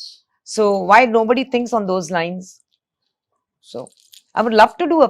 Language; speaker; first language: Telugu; non-native, fluent; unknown